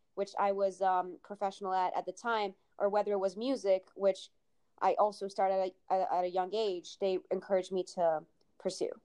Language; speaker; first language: English; early bilingual, other home language; Italian